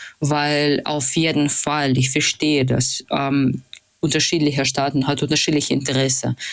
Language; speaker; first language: German; non-native, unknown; Russian